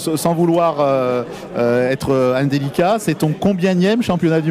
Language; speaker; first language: French; native; French